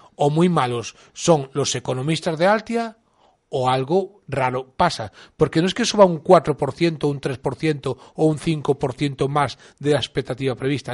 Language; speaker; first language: Spanish; native; Spanish